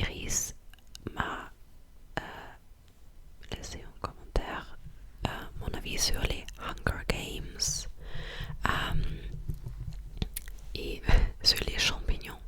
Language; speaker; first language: French; non-native, fluent; English